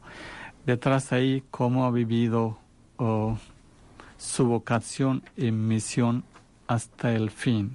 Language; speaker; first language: Spanish; non-native, fluent; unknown